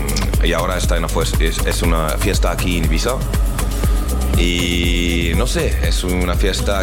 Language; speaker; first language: Spanish; non-native, learner; French